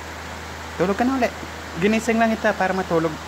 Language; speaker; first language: Filipino; native; Filipino